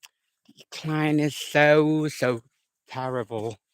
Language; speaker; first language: English; non-native, learner; Indonesian